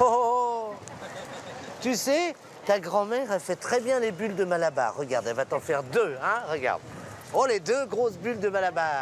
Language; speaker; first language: French; native; French